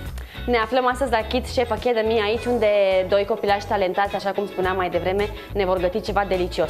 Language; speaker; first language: Romanian; native; Romanian